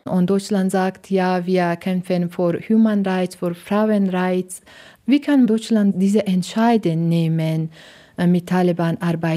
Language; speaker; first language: German; non-native, learner; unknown